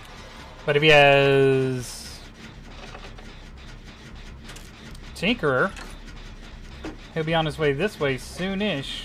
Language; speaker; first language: English; native; English